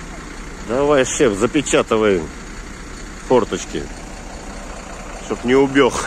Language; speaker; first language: Russian; native; Russian